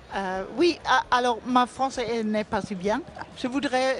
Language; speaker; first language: French; non-native, learner; Swedish